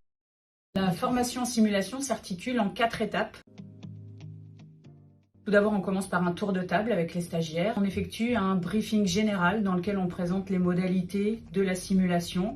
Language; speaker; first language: French; native; French